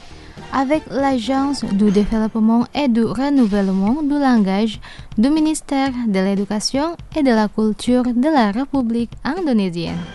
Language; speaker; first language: French; non-native, fluent; Indonesian